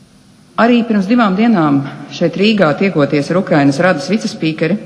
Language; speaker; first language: Latvian; native; Latvian